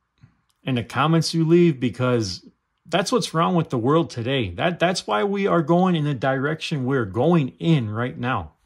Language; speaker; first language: English; native; English